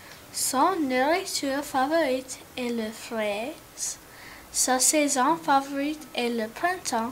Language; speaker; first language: French; non-native, learner; English